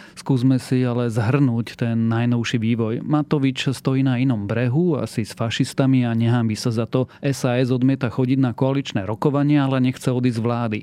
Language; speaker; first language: Slovak; native; Slovak